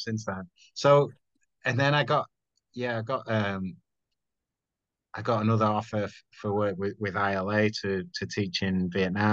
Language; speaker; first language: English; native; English